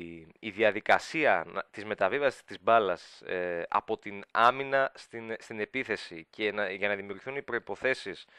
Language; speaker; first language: Greek; native; Greek